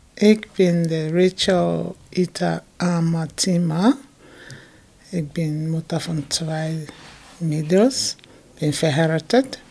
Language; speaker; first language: German; non-native, fluent; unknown